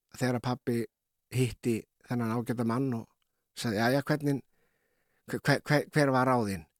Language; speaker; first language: Icelandic; native; Icelandic